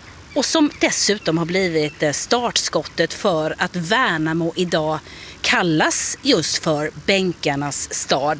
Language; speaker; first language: Swedish; native; Swedish